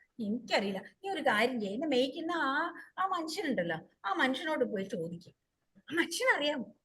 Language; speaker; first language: Malayalam; early bilingual, heritage; Malayalam